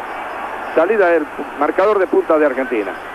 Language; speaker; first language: Spanish; native; Spanish